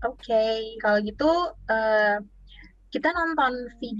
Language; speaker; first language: Indonesian; native; Indonesian